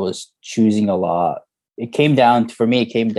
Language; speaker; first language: English; native; English